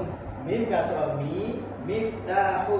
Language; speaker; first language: Arabic; non-native, learner; Malay